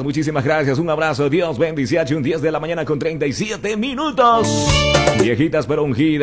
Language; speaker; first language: Spanish; native; Spanish